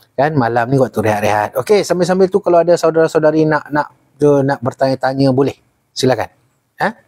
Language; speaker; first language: Malay; native; Malay